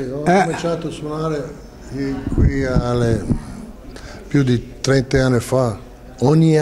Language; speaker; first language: Italian; non-native, learner; English